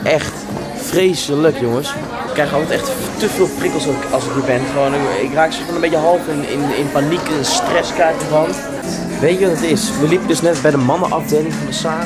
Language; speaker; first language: Dutch; native; Dutch